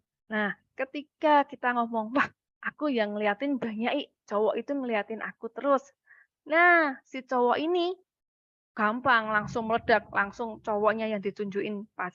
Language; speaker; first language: Malay; native; Malay